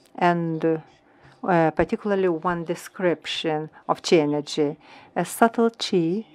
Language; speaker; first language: English; non-native, fluent; Lithuanian